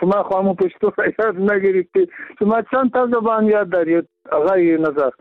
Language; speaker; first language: Persian; non-native, local second language; Pashto